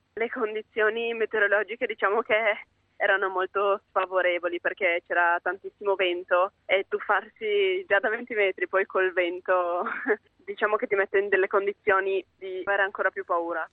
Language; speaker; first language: Italian; native; Italian